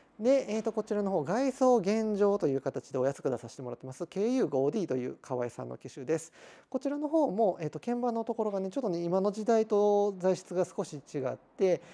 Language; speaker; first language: Japanese; native; Japanese